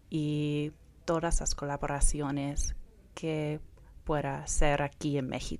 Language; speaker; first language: Spanish; non-native, fluent; English